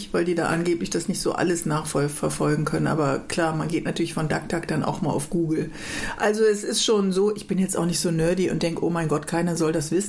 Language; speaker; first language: German; native; German